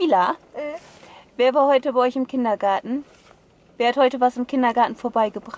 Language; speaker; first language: German; native; German